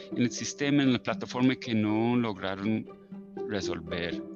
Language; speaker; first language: Spanish; non-native, fluent; English